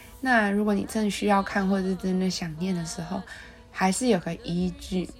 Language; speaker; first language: Chinese; native; Chinese